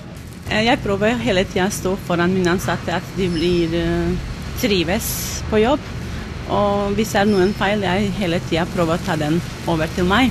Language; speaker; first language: Norwegian; non-native, fluent; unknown